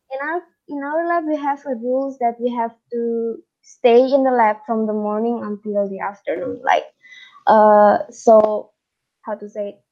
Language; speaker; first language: English; non-native, fluent; Indonesian